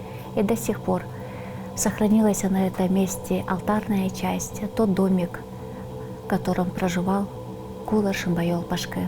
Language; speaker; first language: Russian; non-native, local second language; Tuvinian